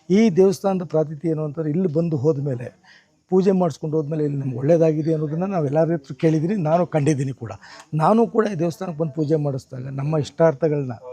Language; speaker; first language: Kannada; native; Kannada